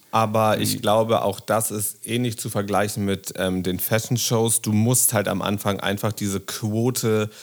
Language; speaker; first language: German; native; German